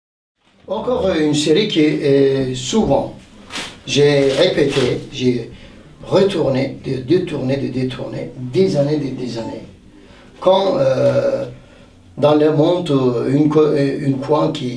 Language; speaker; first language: French; non-native, fluent; Turkish